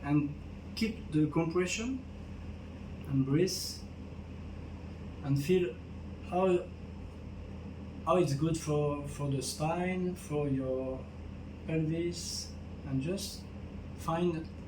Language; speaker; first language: English; non-native, learner; French